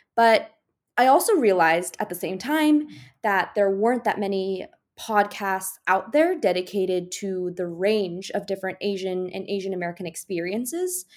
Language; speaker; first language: English; native; English